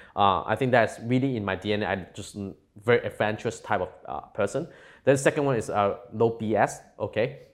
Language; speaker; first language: English; non-native, local second language; Cantonese